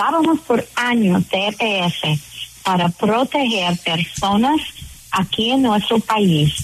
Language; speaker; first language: Spanish; non-native, fluent; English